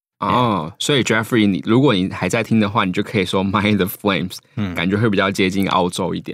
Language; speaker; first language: Chinese; native; Chinese